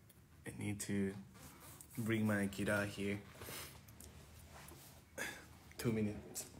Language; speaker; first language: English; non-native, fluent; Thai